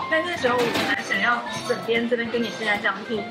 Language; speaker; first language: Chinese; native; Chinese